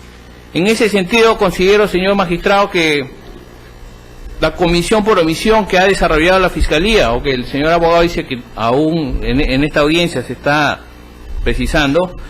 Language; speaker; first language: Spanish; native; Spanish